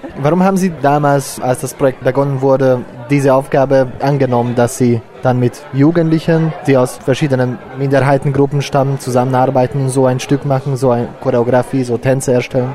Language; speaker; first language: German; non-native, fluent; Hungarian